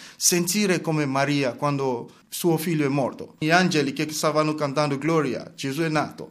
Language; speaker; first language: Italian; non-native, fluent; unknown